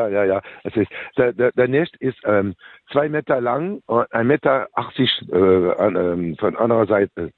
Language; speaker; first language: German; non-native, learner; French